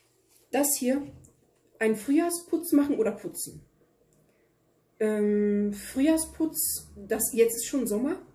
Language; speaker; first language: German; early bilingual, other home language; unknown